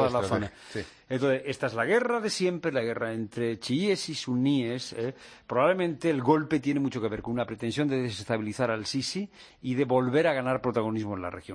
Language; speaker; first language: Spanish; native; Spanish